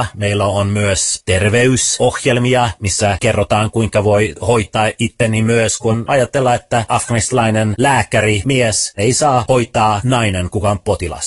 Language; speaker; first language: Finnish; early bilingual, other home language; Persian